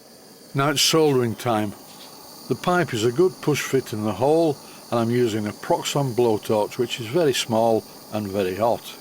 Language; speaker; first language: English; native; English